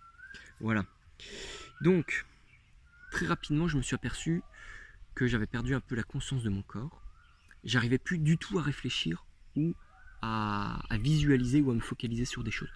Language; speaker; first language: French; native; French